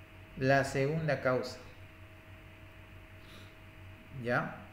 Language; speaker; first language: Spanish; native; Spanish